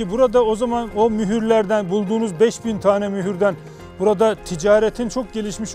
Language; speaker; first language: Turkish; native; Turkish